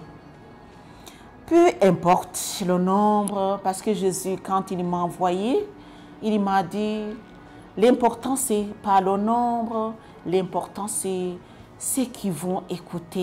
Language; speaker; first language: French; non-native, local second language; Kinyarwanda